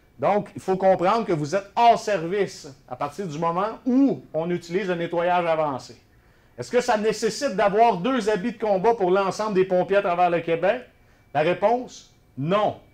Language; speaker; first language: French; native; French